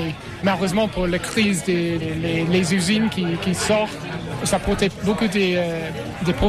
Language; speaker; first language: French; non-native, fluent; English